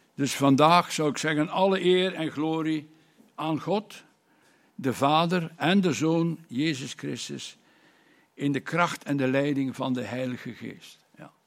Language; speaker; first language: Dutch; native; Dutch